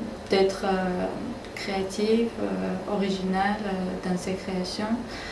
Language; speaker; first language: French; non-native, fluent; Armenian